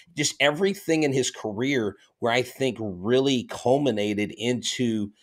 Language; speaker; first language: English; native; English